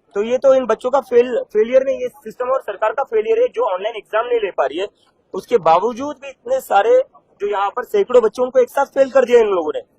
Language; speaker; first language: Hindi; non-native, local second language; Marathi